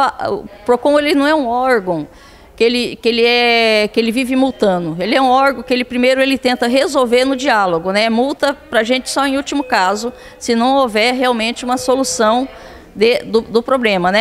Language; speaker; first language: Portuguese; native; Portuguese